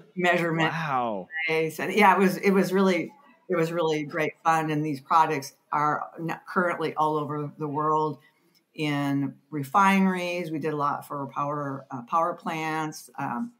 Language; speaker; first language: English; native; English